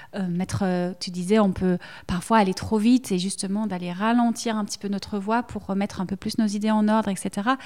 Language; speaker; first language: French; native; French